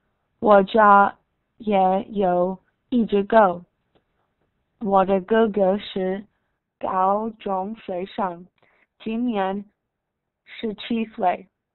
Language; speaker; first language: Chinese; non-native, learner; English